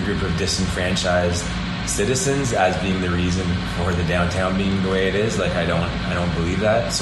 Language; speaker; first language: English; native; English